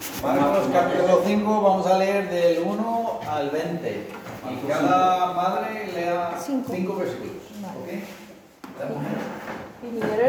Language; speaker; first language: Spanish; non-native, fluent; English